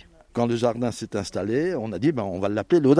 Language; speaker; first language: French; native; French